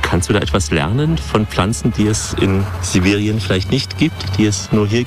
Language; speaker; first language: German; native; German